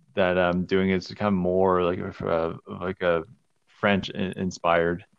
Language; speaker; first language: English; native; English